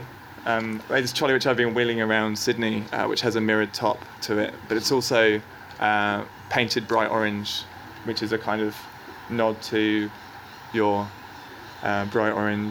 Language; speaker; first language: English; native; English